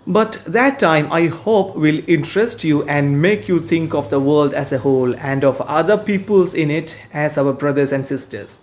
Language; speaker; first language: English; non-native, local second language; Malayalam